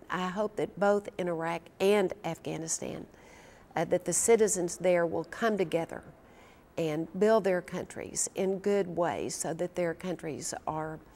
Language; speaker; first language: English; native; English